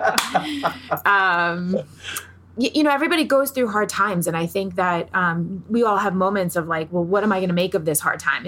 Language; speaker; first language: English; native; English